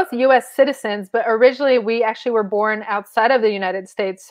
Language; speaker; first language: English; non-native, fluent; Spanish